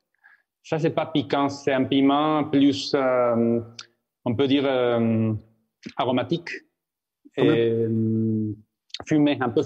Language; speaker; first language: French; non-native, fluent; Spanish